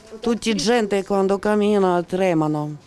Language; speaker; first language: Italian; non-native, learner; Ukrainian